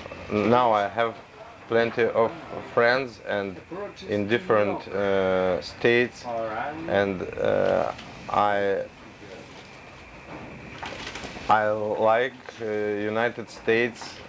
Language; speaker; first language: English; non-native, learner; Russian